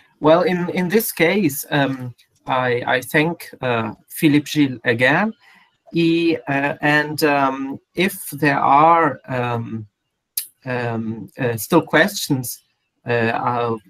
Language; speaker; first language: English; non-native, fluent; Portuguese